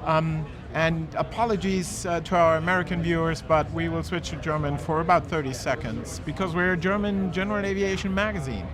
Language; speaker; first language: English; non-native, fluent; German